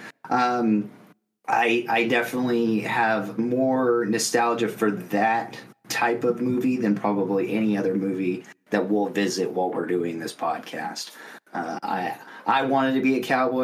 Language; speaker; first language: English; native; English